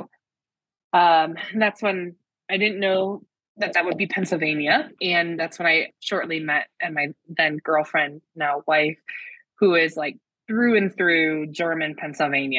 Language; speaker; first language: English; native; English